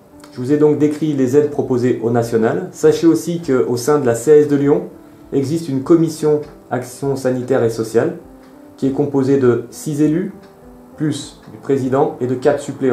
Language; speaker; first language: French; native; French